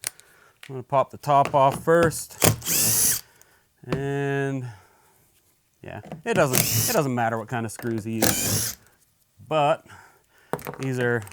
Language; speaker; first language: English; native; English